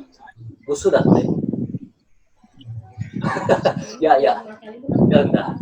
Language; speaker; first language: Japanese; non-native, learner; Indonesian